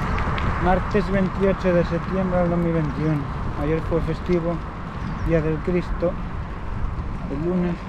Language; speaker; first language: Spanish; native; Spanish